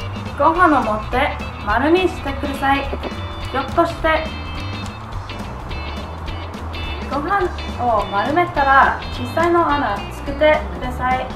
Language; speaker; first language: Japanese; non-native, learner; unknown